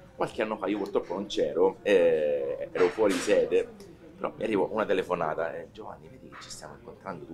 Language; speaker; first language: Italian; native; Italian